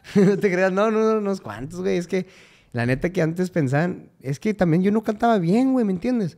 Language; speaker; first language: Spanish; native; Spanish